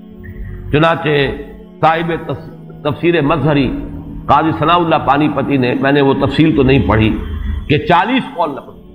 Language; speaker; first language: Urdu; native; Urdu